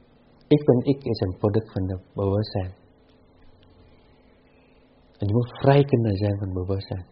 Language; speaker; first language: Dutch; non-native, fluent; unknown